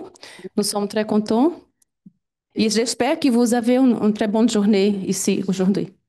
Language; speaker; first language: French; non-native, fluent; Portuguese